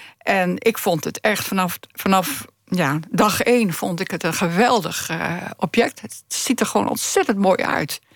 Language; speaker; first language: Dutch; native; Dutch